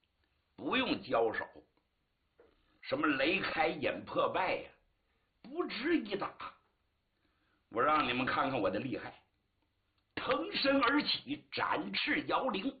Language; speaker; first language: Chinese; native; Chinese